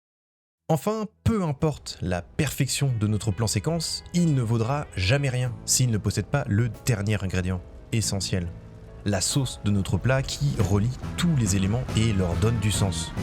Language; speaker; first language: French; native; French